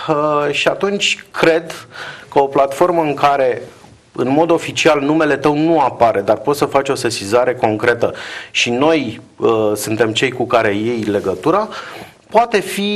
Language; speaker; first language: Romanian; native; Romanian